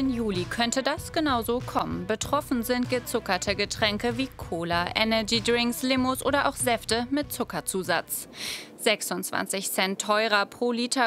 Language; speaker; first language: German; native; German